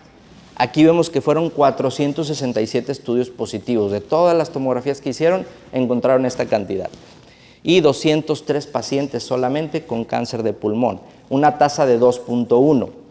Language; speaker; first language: Spanish; native; Spanish